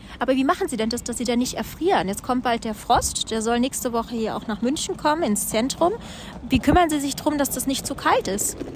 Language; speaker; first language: German; native; German